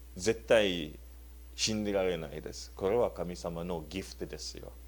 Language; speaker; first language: Japanese; non-native, learner; Luba-Lulua